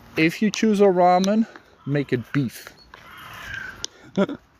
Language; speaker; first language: English; non-native, fluent; Dutch